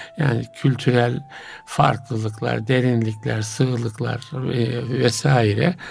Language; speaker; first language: Turkish; native; Turkish